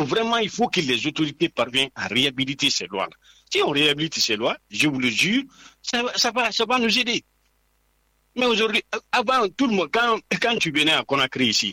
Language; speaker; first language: French; non-native, local second language; Fula